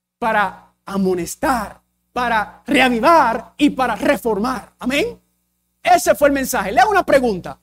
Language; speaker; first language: Spanish; early bilingual, heritage; English